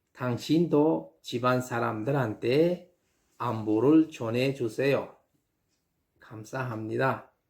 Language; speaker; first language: Korean; non-native, learner; Uzbek